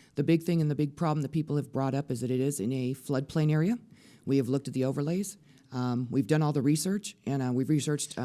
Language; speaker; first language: English; native; English